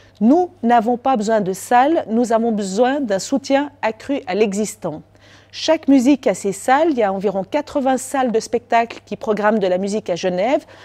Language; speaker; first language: French; native; French